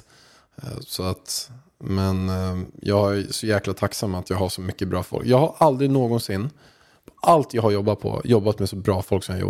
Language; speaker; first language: Swedish; native; Swedish